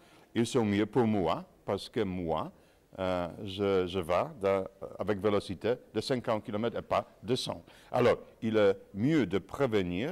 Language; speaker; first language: French; non-native, fluent; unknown